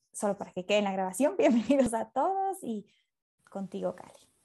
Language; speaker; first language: Spanish; native; Spanish